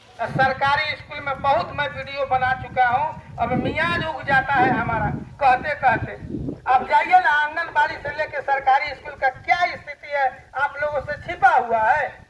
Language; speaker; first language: Hindi; native; Hindi